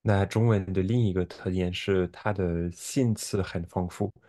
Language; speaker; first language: Chinese; non-native, fluent; French